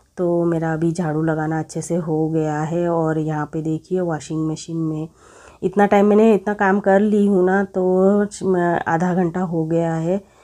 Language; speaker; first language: Hindi; non-native, local second language; Bangla